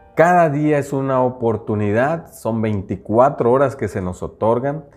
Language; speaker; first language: Spanish; non-native, local second language; Nahuatl languages